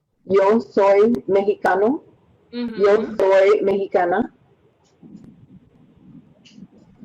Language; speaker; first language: Spanish; non-native, learner; English